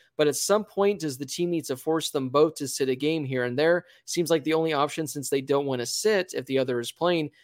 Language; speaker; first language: English; native; English